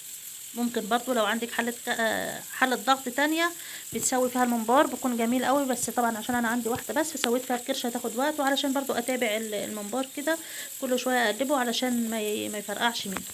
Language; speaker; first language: Arabic; native; Arabic